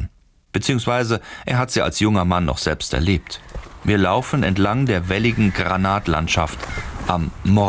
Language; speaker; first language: German; native; German